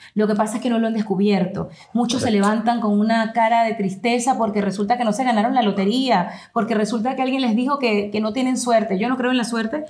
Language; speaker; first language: Spanish; native; Spanish